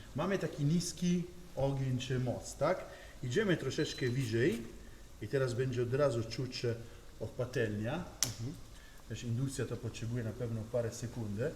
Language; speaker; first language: Polish; non-native, learner; Italian